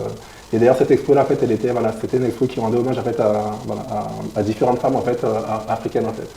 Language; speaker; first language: French; native; French